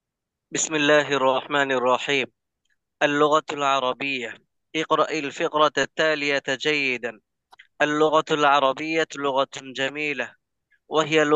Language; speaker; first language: Arabic; non-native, learner; Bangla